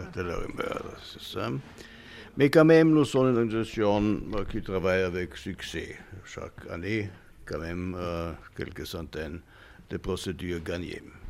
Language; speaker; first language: French; non-native, fluent; German